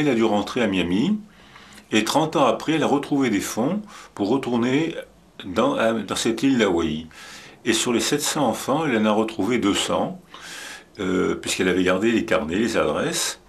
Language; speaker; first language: French; native; French